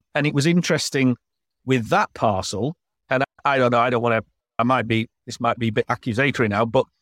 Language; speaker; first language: English; native; English